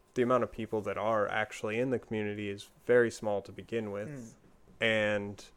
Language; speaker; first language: English; native; English